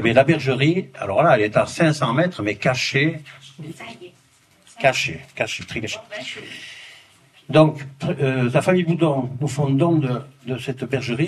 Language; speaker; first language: French; native; French